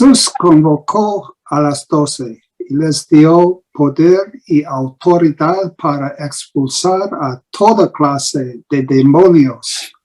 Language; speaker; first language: Spanish; non-native, learner; English